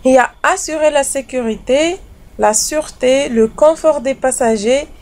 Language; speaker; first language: French; non-native, local second language; Arabic